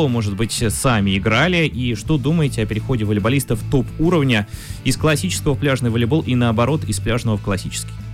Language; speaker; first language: Russian; native; Russian